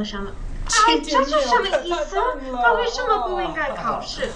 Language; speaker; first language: Chinese; non-native, learner; English